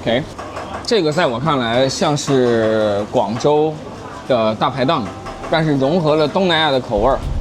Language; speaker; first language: Chinese; native; Chinese